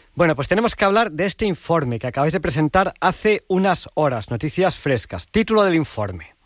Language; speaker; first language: Spanish; native; Spanish